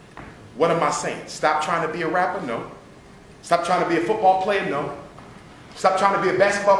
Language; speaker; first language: English; native; English